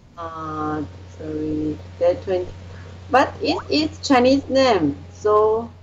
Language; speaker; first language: English; non-native, learner; Chinese